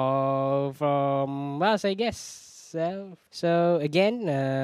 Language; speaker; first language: English; non-native, local second language; Malay